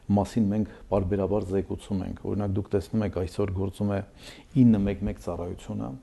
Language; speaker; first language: Armenian; native; Armenian